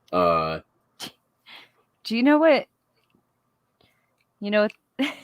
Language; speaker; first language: English; native; English